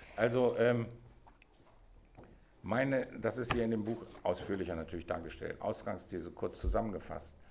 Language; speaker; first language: German; native; German